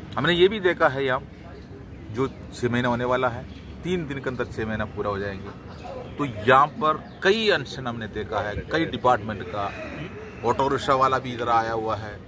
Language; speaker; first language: Hindi; non-native, local second language; Malayalam